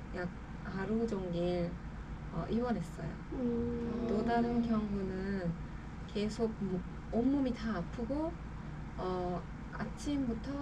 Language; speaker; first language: Korean; non-native, fluent; Persian